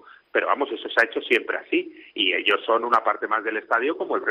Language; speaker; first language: Spanish; native; Spanish